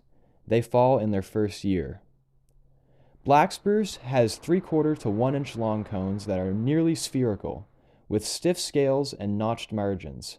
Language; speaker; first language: English; native; English